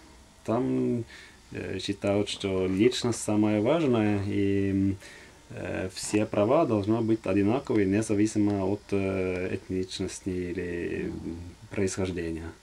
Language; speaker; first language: Russian; non-native, fluent; Norwegian